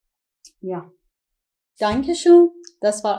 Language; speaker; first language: German; non-native, learner; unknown